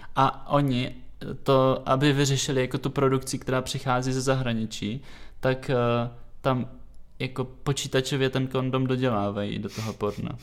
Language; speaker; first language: Czech; native; Czech